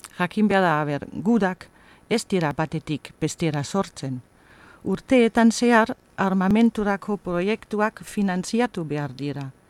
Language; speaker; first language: Basque; non-native, fluent; German